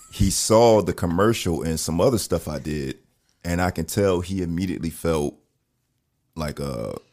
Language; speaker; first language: English; native; English